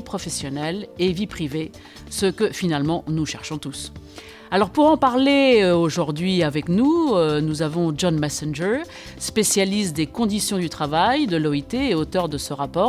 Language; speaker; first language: French; native; French